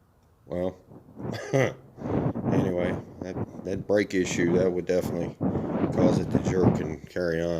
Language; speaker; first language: English; native; English